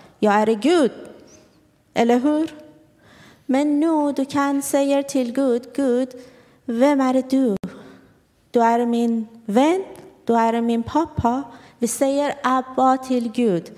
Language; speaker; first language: Swedish; non-native, learner; Persian